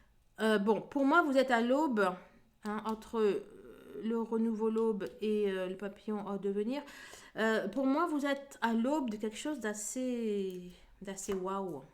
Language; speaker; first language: French; native; French